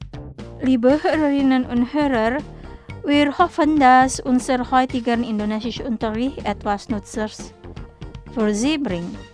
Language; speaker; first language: German; non-native, fluent; Indonesian